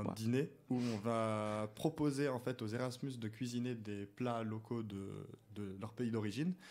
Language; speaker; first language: French; native; French